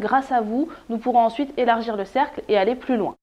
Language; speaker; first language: French; native; French